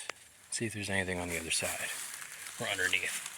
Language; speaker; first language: English; native; English